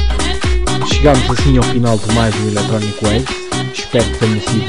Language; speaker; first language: Portuguese; native; Portuguese